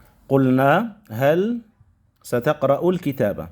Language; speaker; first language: Arabic; non-native, fluent; Indonesian